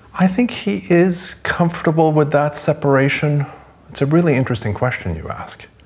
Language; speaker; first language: English; non-native, fluent; Swedish